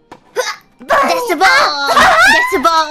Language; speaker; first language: Japanese; non-native, learner; English